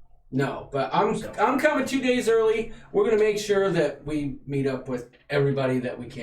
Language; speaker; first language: English; native; English